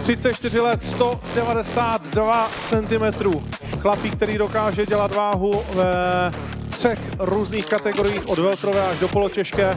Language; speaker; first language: Czech; native; Czech